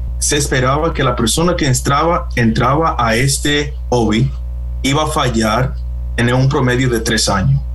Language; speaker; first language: Spanish; early bilingual, heritage; Spanish